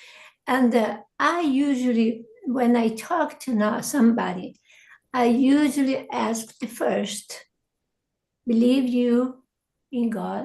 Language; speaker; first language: English; non-native, learner; Portuguese